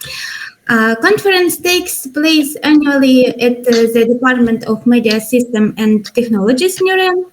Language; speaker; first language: English; non-native, learner; Ukrainian